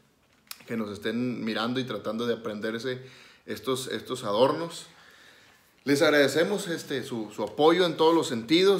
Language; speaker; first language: Spanish; native; Spanish